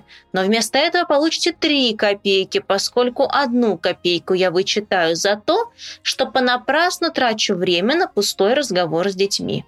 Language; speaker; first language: Russian; native; Russian